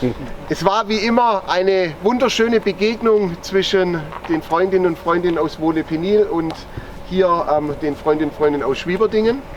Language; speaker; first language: German; native; German